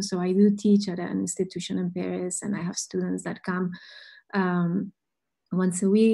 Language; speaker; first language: English; non-native, fluent; Spanish